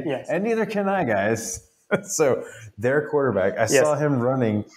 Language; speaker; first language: English; native; English